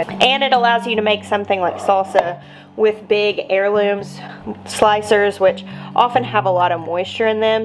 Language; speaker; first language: English; native; English